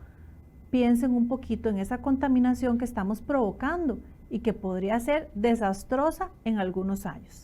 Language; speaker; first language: Spanish; native; Spanish